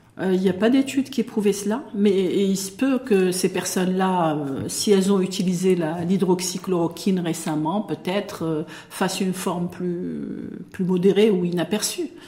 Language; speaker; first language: French; non-native, local second language; Arabic